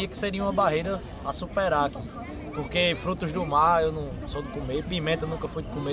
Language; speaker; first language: Portuguese; native; Portuguese